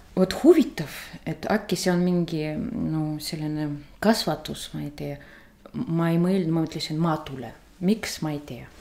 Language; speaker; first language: Estonian; non-native, learner; Russian